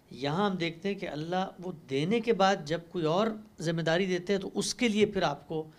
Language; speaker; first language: Urdu; native; Urdu